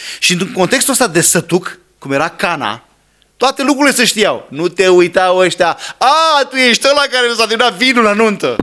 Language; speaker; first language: Romanian; non-native, fluent; English